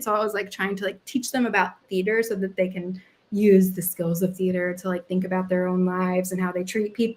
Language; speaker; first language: English; native; English